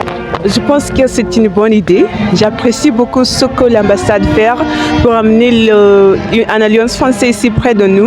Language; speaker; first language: French; non-native, fluent; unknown